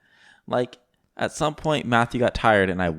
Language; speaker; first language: English; native; English